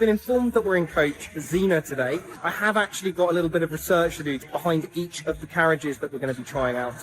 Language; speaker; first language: English; native; English